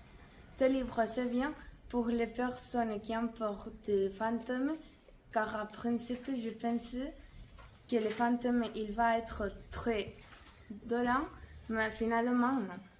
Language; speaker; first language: French; non-native, learner; Catalan